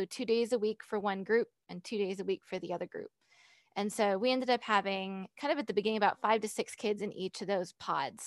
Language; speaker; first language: English; native; English